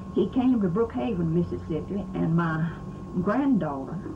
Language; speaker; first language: English; native; English